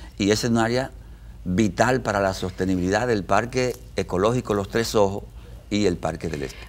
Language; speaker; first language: Spanish; native; Spanish